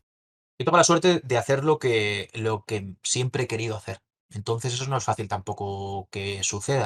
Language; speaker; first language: Spanish; native; Spanish